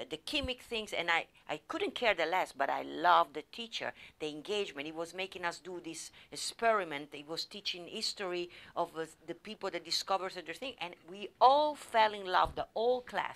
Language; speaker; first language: English; non-native, fluent; Italian